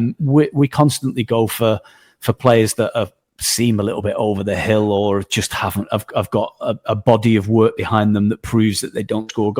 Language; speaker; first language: English; native; English